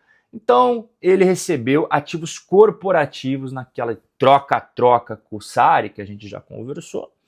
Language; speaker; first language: Portuguese; native; Portuguese